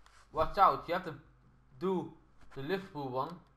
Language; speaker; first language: English; non-native, learner; Dutch